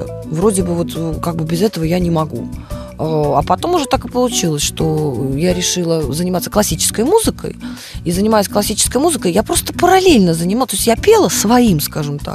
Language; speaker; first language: Russian; native; Russian